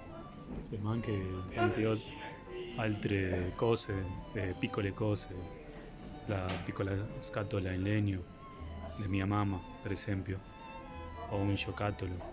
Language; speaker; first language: Italian; non-native, learner; Spanish